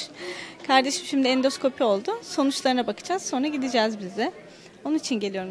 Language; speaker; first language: Turkish; native; Turkish